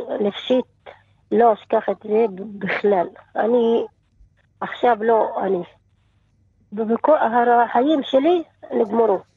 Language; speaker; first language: Hebrew; non-native, learner; Arabic